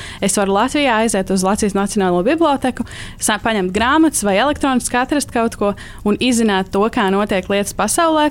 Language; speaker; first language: Latvian; native; Latvian